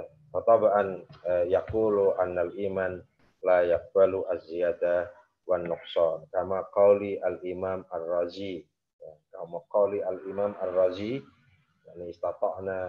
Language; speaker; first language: Arabic; non-native, fluent; Indonesian